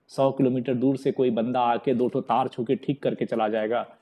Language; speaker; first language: Hindi; native; Hindi